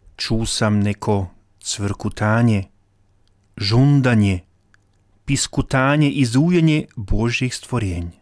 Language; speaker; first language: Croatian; native; Croatian